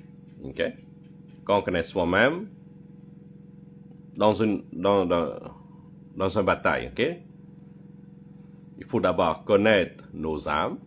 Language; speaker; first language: French; non-native, fluent; Khmer